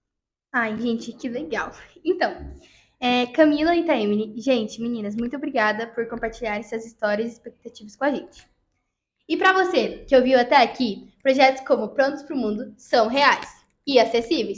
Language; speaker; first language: Portuguese; native; Portuguese